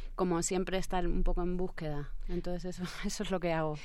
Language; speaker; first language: Spanish; native; Spanish